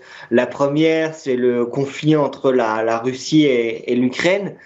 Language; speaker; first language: French; native; French